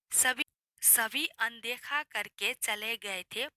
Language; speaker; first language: Hindi; non-native, local second language; Assamese